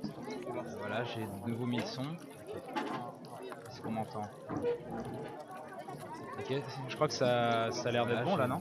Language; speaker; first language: French; native; French